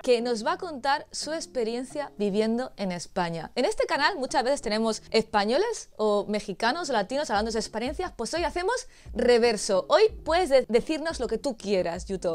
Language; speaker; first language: Spanish; native; Spanish